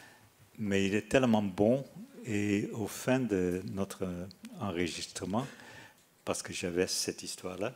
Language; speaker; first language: French; non-native, fluent; Dutch